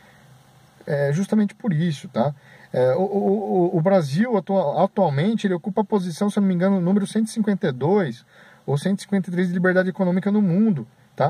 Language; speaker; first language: Portuguese; native; Portuguese